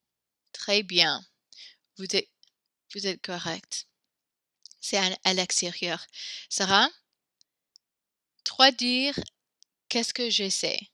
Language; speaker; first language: French; non-native, fluent; English